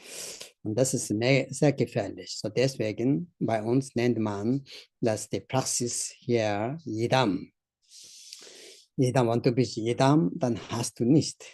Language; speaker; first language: German; non-native, learner; Tibetan